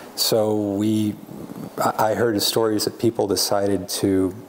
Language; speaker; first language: English; native; English